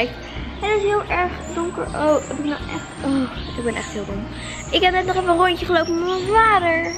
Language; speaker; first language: Dutch; native; Dutch